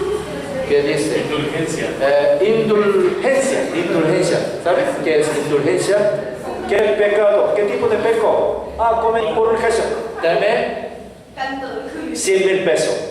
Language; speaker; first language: Spanish; non-native, learner; Korean